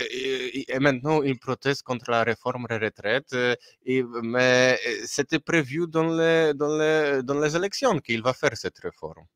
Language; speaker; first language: French; non-native, fluent; Polish